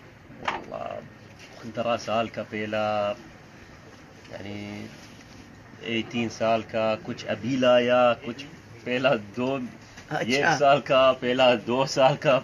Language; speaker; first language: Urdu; non-native, learner; Arabic